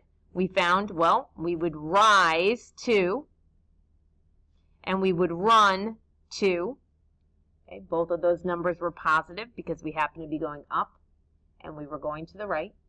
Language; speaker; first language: English; native; English